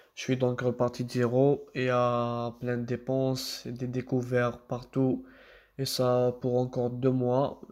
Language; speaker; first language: French; non-native, local second language; Arabic